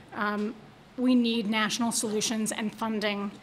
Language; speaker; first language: English; native; English